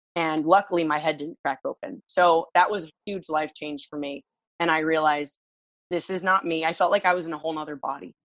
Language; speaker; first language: English; native; English